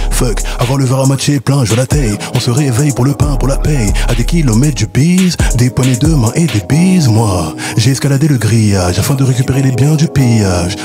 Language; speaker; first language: French; native; French